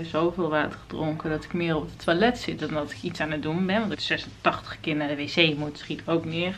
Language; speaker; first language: Dutch; native; Dutch